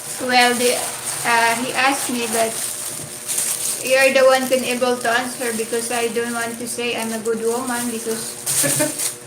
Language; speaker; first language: English; non-native, local second language; Filipino